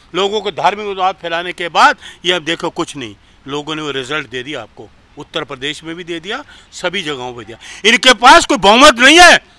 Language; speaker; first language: Hindi; native; Hindi